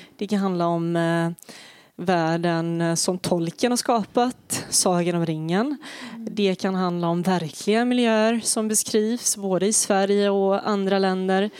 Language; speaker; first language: Swedish; early bilingual, other home language; Bosnian